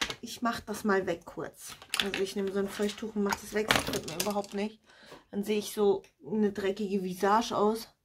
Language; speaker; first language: German; non-native, fluent; Russian